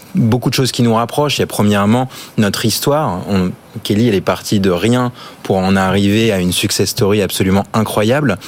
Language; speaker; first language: French; early bilingual, other home language; English